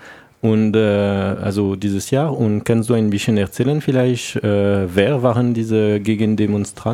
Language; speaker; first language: German; non-native, learner; French